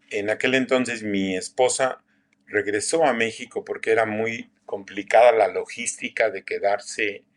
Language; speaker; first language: Spanish; native; Spanish